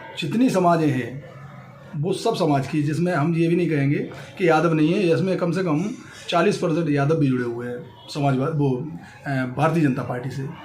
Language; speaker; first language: Hindi; native; Hindi